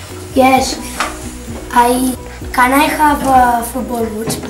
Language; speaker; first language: English; non-native, learner; Catalan